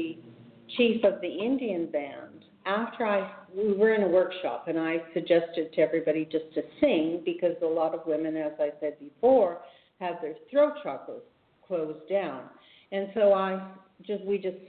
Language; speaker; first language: English; native; English